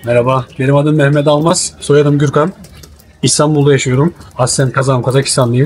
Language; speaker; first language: Turkish; early bilingual, other home language; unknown